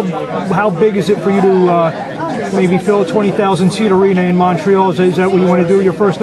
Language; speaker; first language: English; native; English